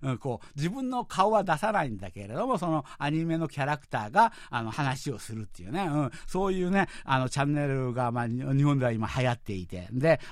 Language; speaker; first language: Japanese; non-native, fluent; Korean